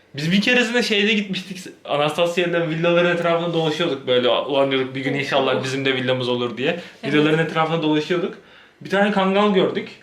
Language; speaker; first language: Turkish; native; Turkish